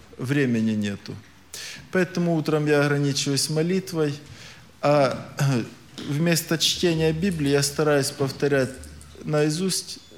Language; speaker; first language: Russian; native; Russian